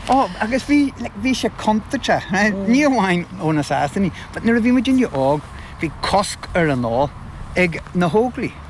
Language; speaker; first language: Irish; non-native, local second language; English